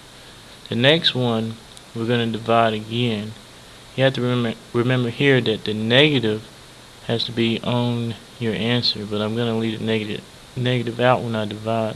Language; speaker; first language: English; native; English